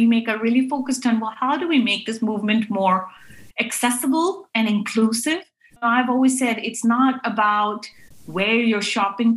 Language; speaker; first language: English; non-native, local second language; Urdu